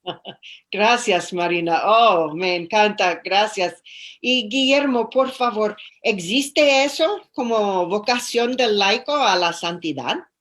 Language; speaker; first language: Spanish; non-native, fluent; English